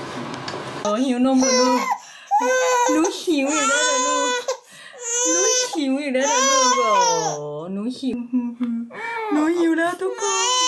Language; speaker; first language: Thai; non-native, local second language; Northeastern Thai